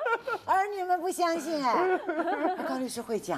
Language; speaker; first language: Chinese; native; Chinese